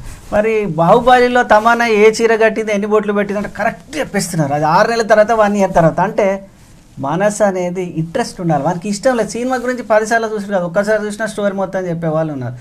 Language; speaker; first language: Telugu; native; Telugu